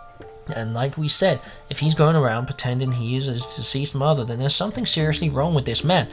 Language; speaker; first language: English; native; English